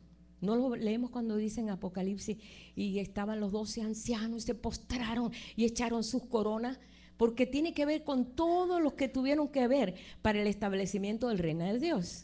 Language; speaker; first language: Spanish; native; Spanish